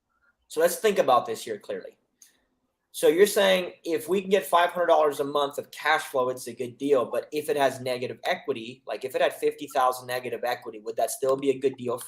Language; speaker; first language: English; native; English